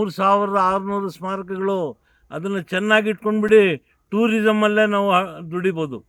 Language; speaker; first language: Kannada; non-native, local second language; Urdu